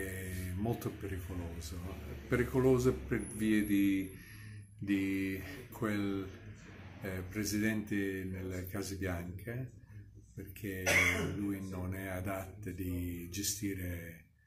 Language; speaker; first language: Italian; non-native, fluent; English